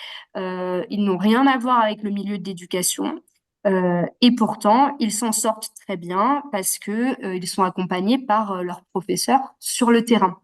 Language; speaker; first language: French; native; French